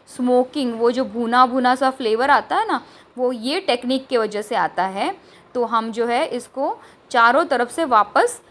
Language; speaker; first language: Hindi; non-native, local second language; Marathi